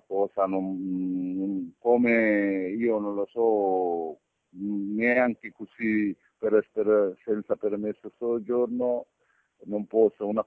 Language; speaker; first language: Italian; non-native, learner; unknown